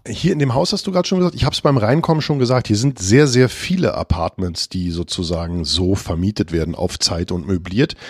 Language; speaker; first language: German; native; German